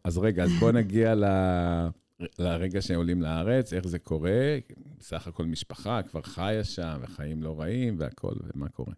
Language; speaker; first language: Hebrew; native; Hebrew